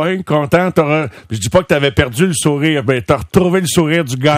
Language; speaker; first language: French; native; French